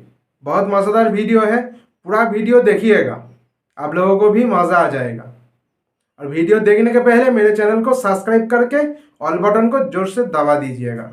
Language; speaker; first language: Hindi; non-native, local second language; Bangla